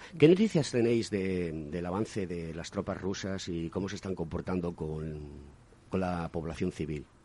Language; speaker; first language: Spanish; native; Spanish